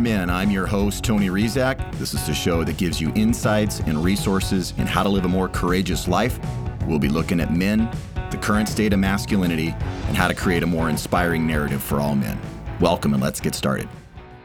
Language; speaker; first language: English; native; English